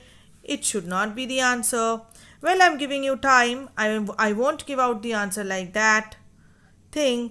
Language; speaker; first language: English; non-native, local second language; Hindi